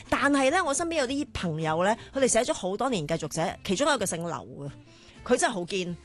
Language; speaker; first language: Cantonese; native; Cantonese